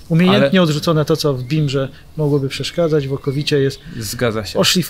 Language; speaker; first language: Polish; native; Polish